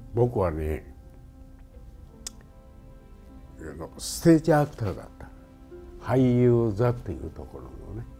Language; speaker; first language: Japanese; native; Japanese